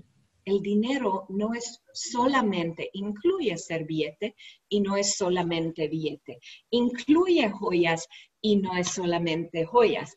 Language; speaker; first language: Spanish; non-native, learner; English